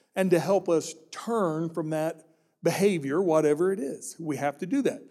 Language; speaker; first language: English; native; English